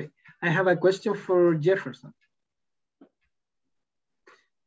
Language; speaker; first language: English; non-native, learner; Spanish